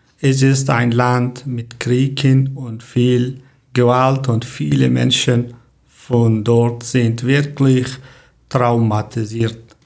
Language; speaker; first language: German; non-native, learner; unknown